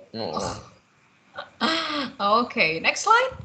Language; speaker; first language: English; non-native, fluent; Indonesian